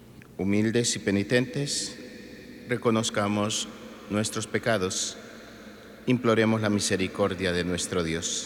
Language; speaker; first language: Spanish; native; Spanish